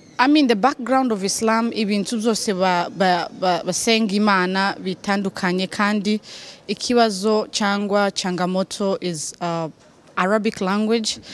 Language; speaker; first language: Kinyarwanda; non-native, learner; Somali